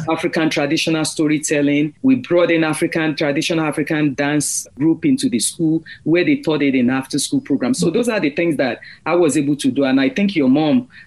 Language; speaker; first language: English; non-native, local second language; Yoruba